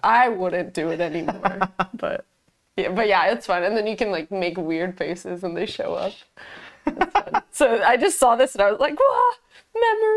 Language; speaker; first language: English; native; English